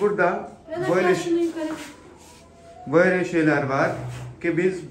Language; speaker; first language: Turkish; non-native, learner; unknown